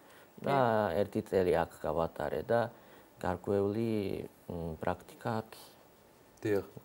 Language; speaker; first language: Georgian; non-native, fluent; Japanese